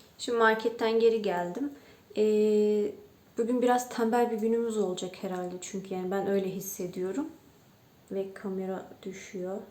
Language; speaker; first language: Turkish; non-native, fluent; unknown